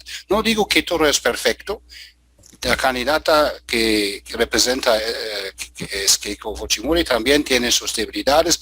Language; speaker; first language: Spanish; non-native, fluent; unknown